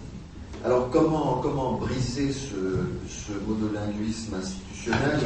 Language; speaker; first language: French; native; French